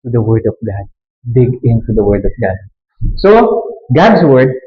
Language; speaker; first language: English; non-native, local second language; Filipino